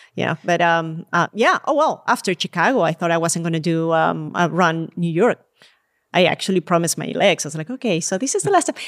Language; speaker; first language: English; non-native, fluent; Spanish